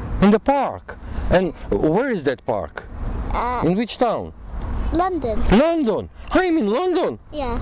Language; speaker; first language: English; non-native, learner; Croatian